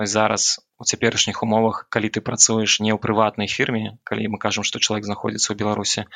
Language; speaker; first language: Belarusian; non-native, local second language; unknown